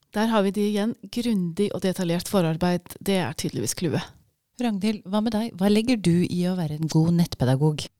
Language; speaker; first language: Norwegian; native; Norwegian